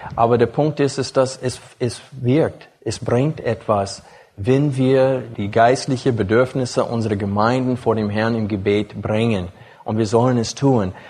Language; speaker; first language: German; non-native, fluent; English